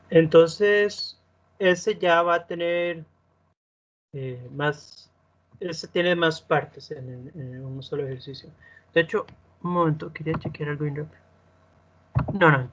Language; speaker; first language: Spanish; native; Spanish